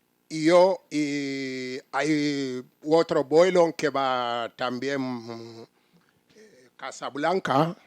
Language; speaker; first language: Spanish; non-native, learner; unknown